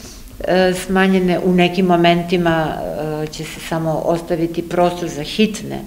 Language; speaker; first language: Serbian; native; Serbian